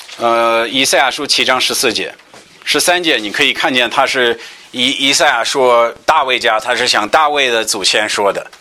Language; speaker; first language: Chinese; non-native, fluent; English